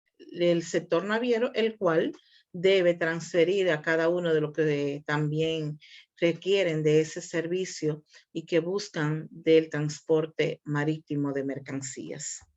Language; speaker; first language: Spanish; native; Spanish